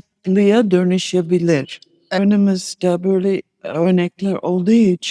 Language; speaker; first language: Turkish; non-native, fluent; English